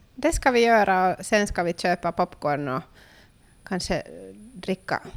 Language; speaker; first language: Swedish; non-native, local second language; Finnish